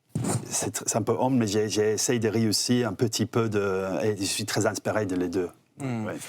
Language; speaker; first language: French; non-native, fluent; English